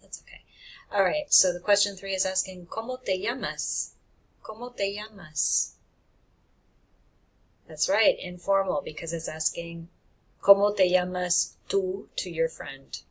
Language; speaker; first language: Spanish; non-native, fluent; English